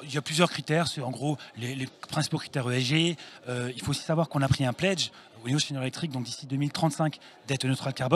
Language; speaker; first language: French; native; French